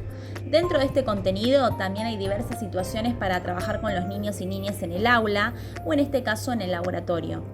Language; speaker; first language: Spanish; native; Spanish